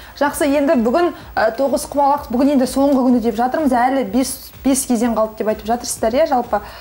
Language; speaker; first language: Kazakh; native; Kazakh